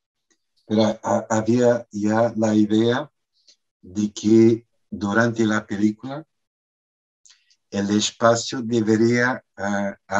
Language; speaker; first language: Spanish; non-native, fluent; Portuguese